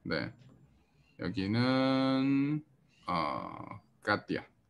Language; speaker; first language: Korean; early bilingual, heritage; Korean